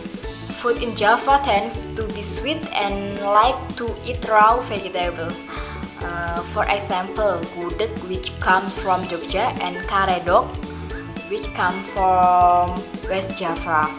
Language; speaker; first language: English; non-native, learner; Indonesian